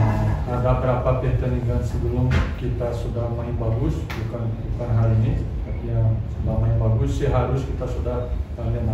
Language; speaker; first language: Indonesian; non-native, learner; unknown